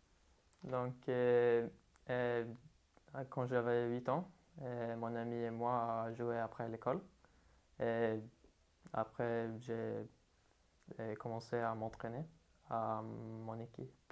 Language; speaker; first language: French; non-native, learner; Swedish